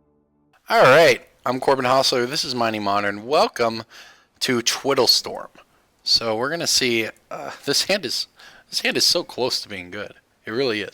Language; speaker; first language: English; native; English